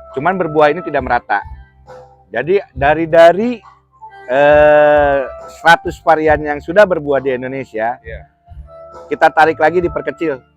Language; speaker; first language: Indonesian; native; Indonesian